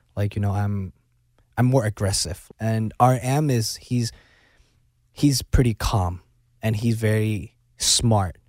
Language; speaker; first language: English; non-native, local second language; Cantonese